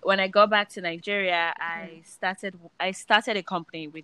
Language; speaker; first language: English; non-native, local second language; Igbo